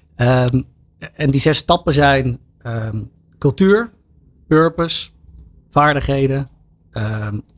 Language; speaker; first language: Dutch; native; Dutch